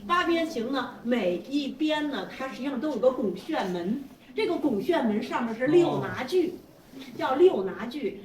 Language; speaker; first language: Chinese; native; Chinese